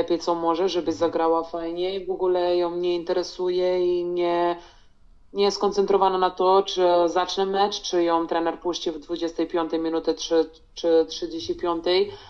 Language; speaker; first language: Polish; non-native, fluent; Serbian